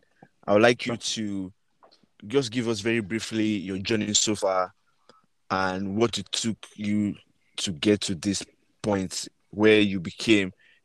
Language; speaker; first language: English; non-native, local second language; Yoruba